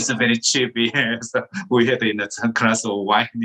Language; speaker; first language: English; non-native, learner; Korean